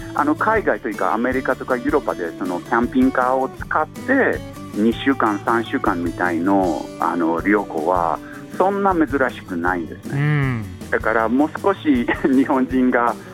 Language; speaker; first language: Japanese; non-native, fluent; English